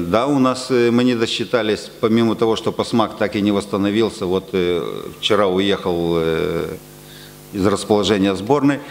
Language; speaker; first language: Russian; native; Russian